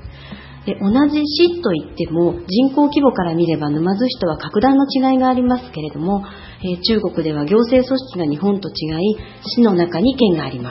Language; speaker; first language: Japanese; native; Japanese